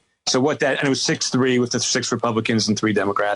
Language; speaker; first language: English; native; English